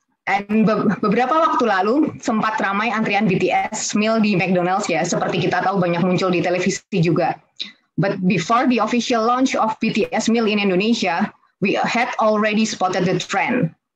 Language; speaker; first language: English; non-native, fluent; Indonesian